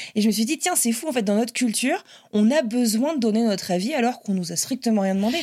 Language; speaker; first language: French; native; French